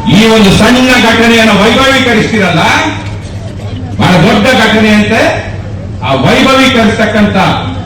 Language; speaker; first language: Kannada; native; Kannada